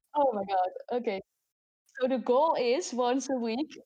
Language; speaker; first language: English; non-native, fluent; Dutch